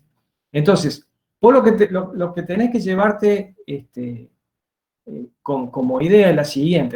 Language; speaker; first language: Spanish; native; Spanish